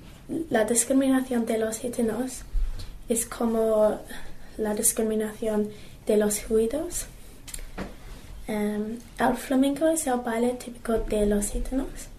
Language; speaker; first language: Spanish; non-native, learner; English